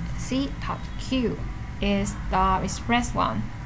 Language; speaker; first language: English; non-native, learner; Vietnamese